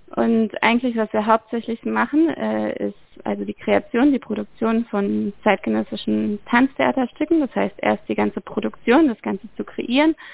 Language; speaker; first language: German; native; German